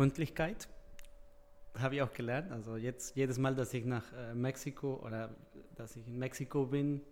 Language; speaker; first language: German; non-native, fluent; Spanish